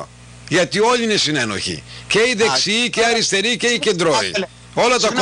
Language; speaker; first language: Greek; native; Greek